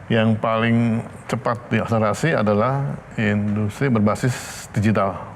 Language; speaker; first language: Indonesian; native; Indonesian